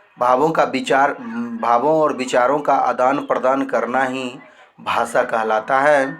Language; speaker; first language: Hindi; native; Hindi